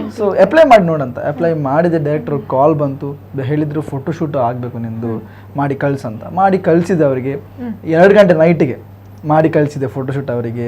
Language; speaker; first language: Kannada; non-native, local second language; Tulu